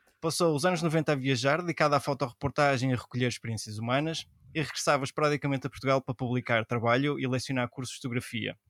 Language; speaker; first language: Portuguese; native; Portuguese